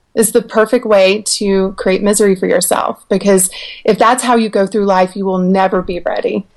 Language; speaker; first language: English; native; English